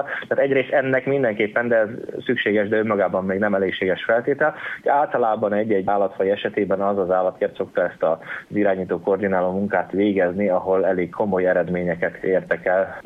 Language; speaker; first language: Hungarian; native; Hungarian